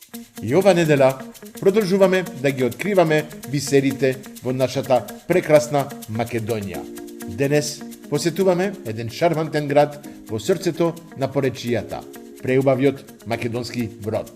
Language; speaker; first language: Macedonian; non-native, fluent; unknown